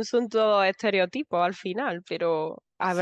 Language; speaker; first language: Spanish; native; Spanish